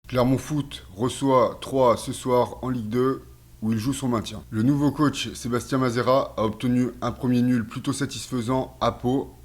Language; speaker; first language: French; native; French